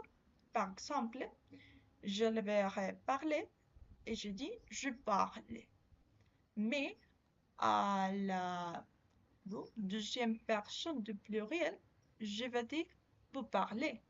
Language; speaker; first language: French; non-native, learner; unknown